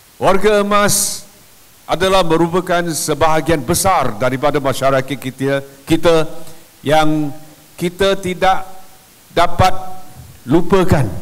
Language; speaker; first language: Malay; non-native, local second language; Chinese